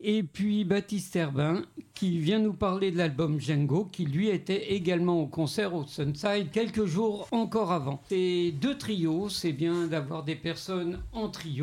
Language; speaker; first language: French; native; French